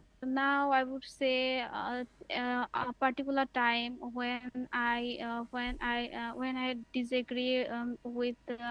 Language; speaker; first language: English; non-native, learner; Bangla